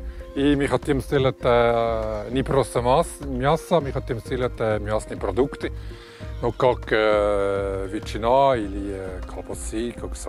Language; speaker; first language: Russian; non-native, learner; German